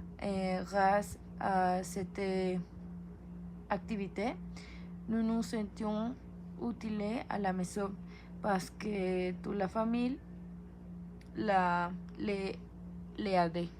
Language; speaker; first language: French; non-native, learner; Spanish